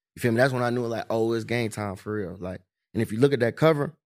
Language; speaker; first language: English; native; English